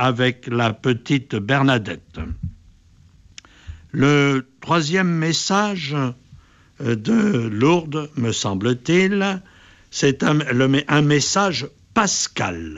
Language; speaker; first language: French; native; French